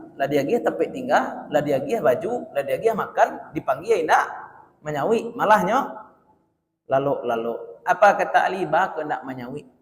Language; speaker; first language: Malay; non-native, local second language; Minangkabau